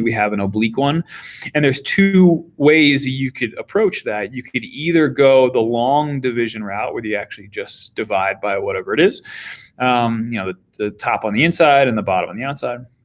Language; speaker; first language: English; native; English